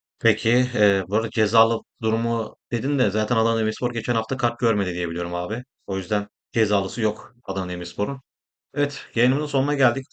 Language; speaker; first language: Turkish; native; Turkish